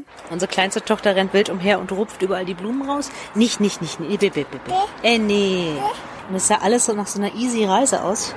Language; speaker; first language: German; native; German